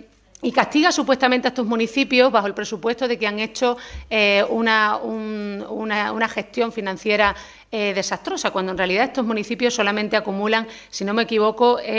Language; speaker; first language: Spanish; native; Spanish